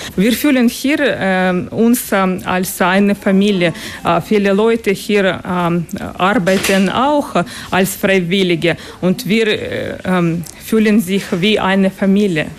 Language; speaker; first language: German; non-native, learner; Russian